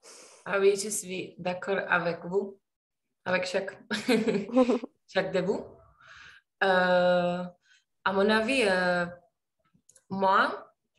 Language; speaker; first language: French; non-native, learner; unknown